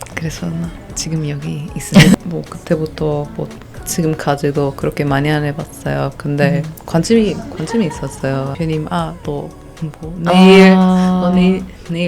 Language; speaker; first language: Korean; non-native, fluent; Portuguese